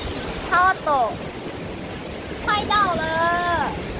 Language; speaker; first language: Chinese; non-native, learner; Korean